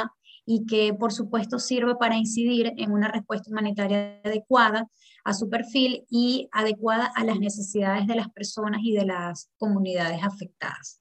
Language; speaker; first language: Spanish; native; Spanish